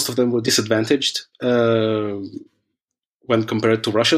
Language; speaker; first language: English; early bilingual, other home language; Russian